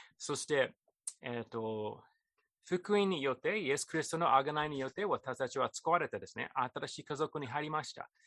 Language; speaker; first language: Japanese; non-native, fluent; English